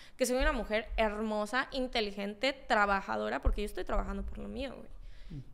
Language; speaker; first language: Spanish; native; Spanish